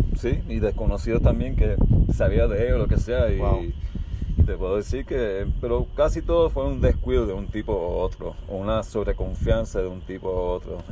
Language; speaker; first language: Spanish; early bilingual, heritage; Spanish